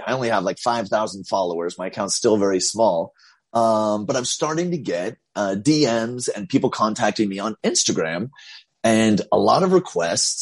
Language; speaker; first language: English; native; English